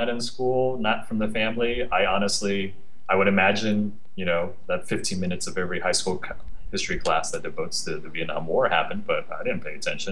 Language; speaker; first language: English; native; English